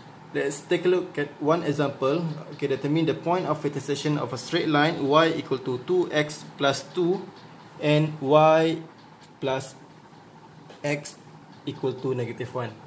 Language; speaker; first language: English; non-native, local second language; Malay